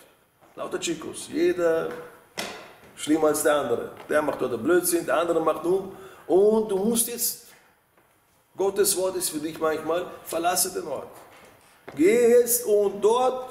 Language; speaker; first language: German; non-native, fluent; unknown